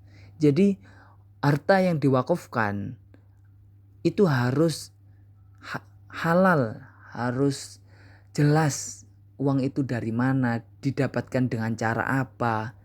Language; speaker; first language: Indonesian; native; Indonesian